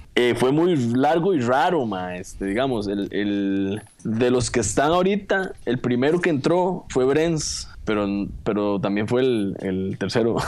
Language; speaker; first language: Spanish; native; Spanish